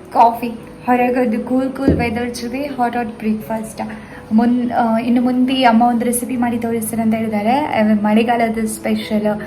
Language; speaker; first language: Kannada; non-native, local second language; Konkani